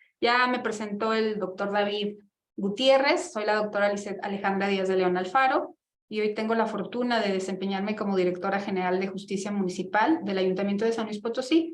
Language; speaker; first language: Spanish; native; Spanish